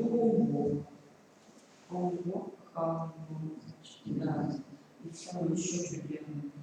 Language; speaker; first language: Russian; non-native, learner; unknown